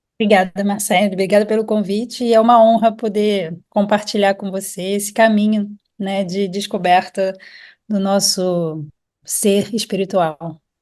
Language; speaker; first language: Portuguese; native; Portuguese